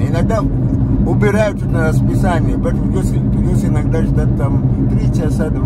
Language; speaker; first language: Russian; non-native, learner; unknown